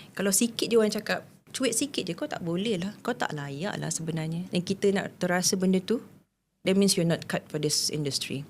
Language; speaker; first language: Malay; non-native, local second language; English